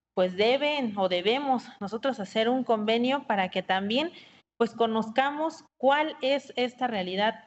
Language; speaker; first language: Spanish; native; Spanish